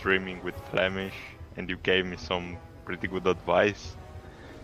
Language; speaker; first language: English; non-native, fluent; Romanian